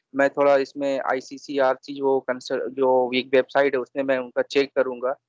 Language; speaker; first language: Hindi; native; Hindi